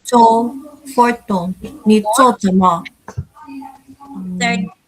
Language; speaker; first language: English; non-native, local second language; Filipino